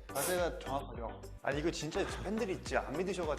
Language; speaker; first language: Korean; native; Korean